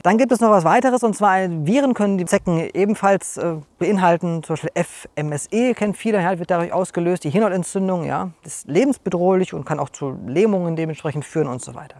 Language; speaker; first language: German; native; German